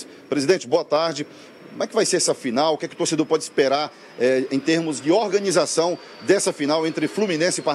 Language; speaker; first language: Portuguese; native; Portuguese